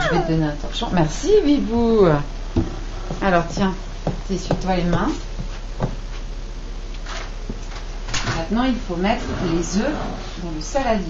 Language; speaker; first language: French; native; French